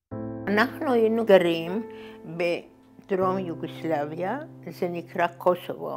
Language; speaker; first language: Hebrew; non-native, fluent; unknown